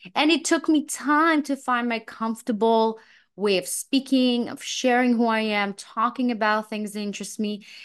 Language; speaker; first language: English; non-native, fluent; Russian